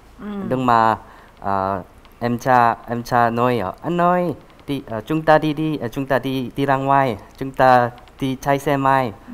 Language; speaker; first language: Vietnamese; non-native, learner; Korean